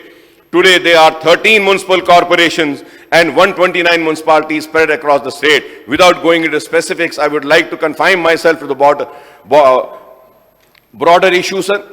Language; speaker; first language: English; non-native, local second language; Urdu